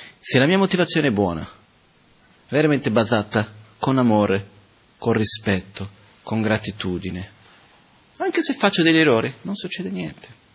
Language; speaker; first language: Italian; non-native, fluent; Portuguese